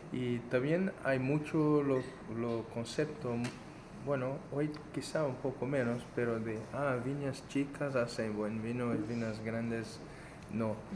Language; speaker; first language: Spanish; non-native, fluent; Portuguese